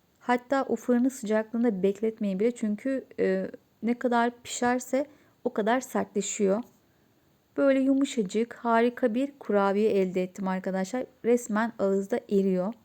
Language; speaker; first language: Turkish; native; Turkish